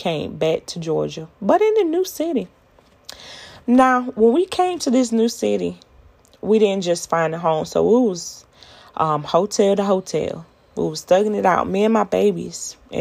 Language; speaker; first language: English; native; English